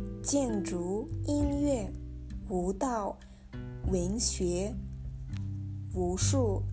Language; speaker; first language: Chinese; non-native, learner; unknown